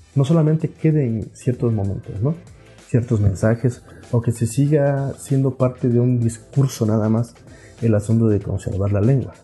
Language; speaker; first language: Spanish; non-native, local second language; Zapotec